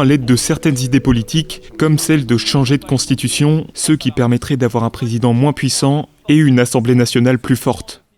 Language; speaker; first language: French; native; French